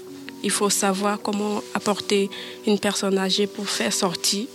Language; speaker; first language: French; non-native, learner; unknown